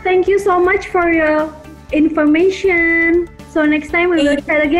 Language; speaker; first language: English; non-native, local second language; Indonesian